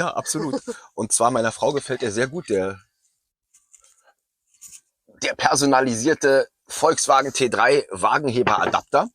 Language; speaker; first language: German; native; German